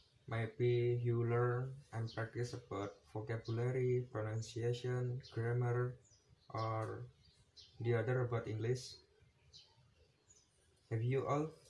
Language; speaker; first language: English; non-native, learner; Indonesian